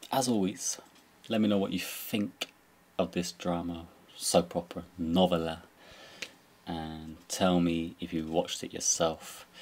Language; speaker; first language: English; native; English